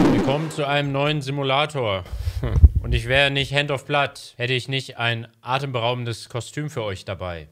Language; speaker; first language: German; native; German